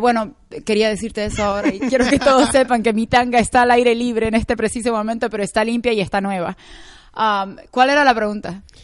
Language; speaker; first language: Spanish; early bilingual, heritage; Spanish